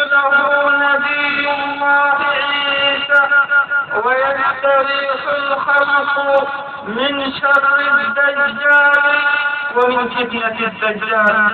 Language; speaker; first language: Arabic; native; Arabic